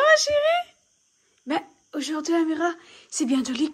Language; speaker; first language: French; native; French